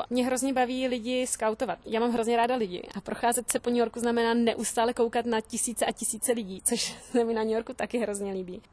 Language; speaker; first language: Czech; native; Czech